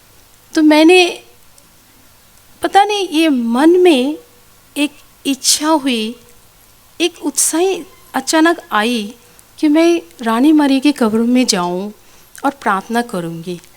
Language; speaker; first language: Hindi; non-native, local second language; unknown